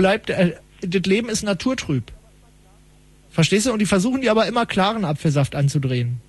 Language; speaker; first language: German; native; German